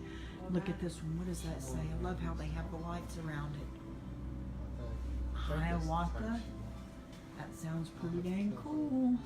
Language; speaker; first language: English; native; English